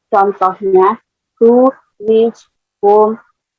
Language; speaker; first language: English; non-native, learner; Indonesian